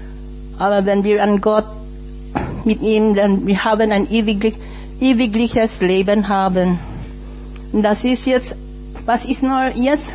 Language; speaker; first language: German; non-native, learner; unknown